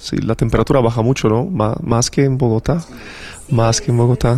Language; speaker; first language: Spanish; non-native, fluent; Polish